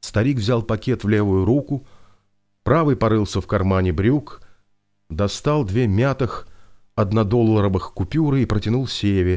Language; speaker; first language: Russian; native; Russian